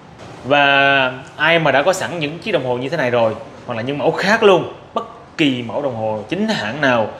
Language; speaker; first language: Vietnamese; native; Vietnamese